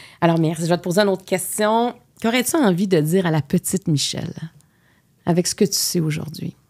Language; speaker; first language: French; native; French